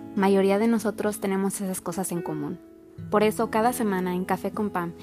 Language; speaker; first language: Spanish; early bilingual, heritage; Spanish